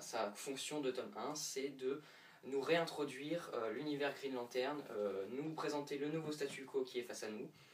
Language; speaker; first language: French; native; French